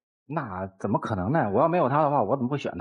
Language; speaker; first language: Chinese; native; Chinese